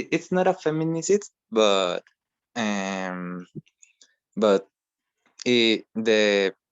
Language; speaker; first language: English; non-native, learner; Spanish